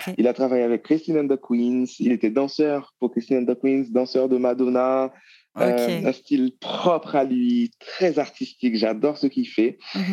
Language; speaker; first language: French; non-native, local second language; Haitian Creole